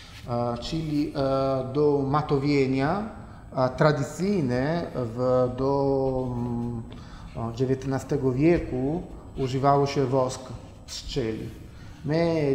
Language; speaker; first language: Polish; non-native, fluent; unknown